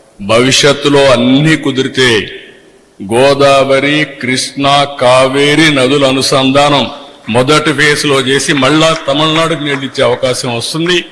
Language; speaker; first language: Telugu; native; Telugu